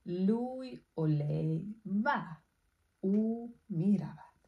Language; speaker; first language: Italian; non-native, fluent; Persian